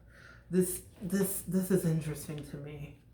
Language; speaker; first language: English; native; English